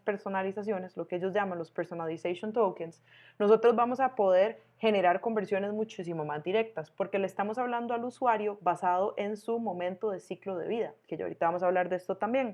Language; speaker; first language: Spanish; native; Spanish